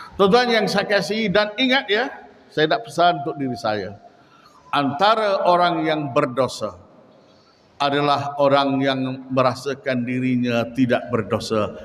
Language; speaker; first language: Malay; native; Malay